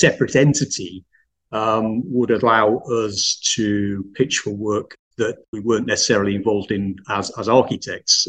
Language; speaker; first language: English; native; English